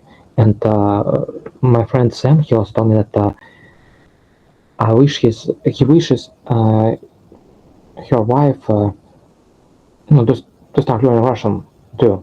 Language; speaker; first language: English; non-native, fluent; Russian